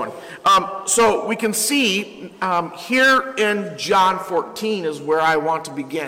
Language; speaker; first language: English; native; English